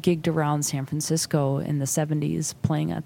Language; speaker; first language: English; native; English